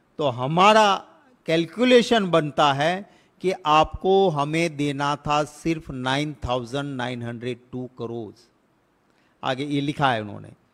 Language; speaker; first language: Hindi; non-native, local second language; Gujarati